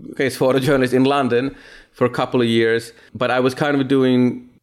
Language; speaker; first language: English; non-native, fluent; Finnish